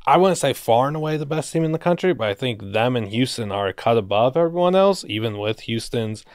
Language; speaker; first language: English; native; English